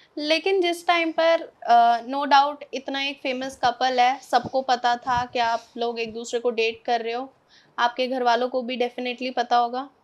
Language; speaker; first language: Hindi; native; Hindi